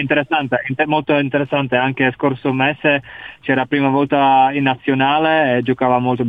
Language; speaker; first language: Italian; non-native, learner; Czech